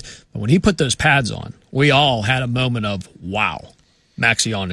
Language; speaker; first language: English; native; English